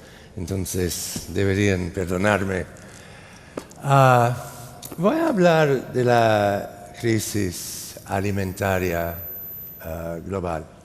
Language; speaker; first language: Spanish; non-native, fluent; English